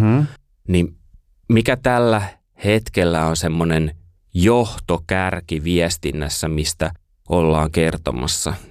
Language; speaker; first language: Finnish; native; Finnish